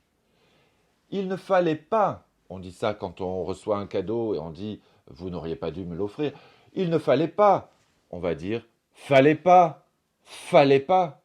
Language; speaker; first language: French; native; French